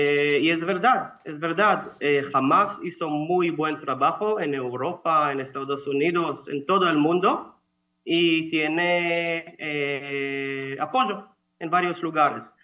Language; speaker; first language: Spanish; non-native, fluent; Hebrew